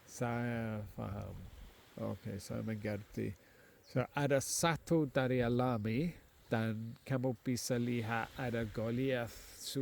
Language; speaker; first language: Indonesian; non-native, learner; English